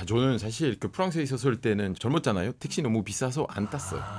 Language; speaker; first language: Korean; non-native, fluent; French